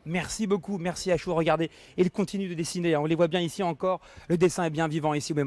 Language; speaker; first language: French; native; French